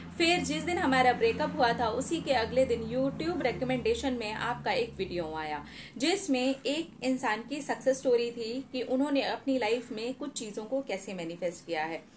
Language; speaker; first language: Hindi; native; Hindi